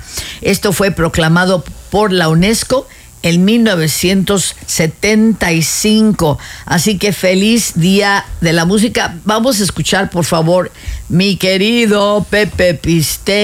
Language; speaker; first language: Spanish; native; Spanish